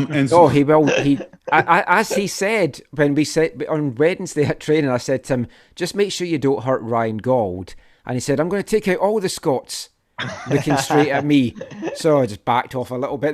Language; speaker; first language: English; native; English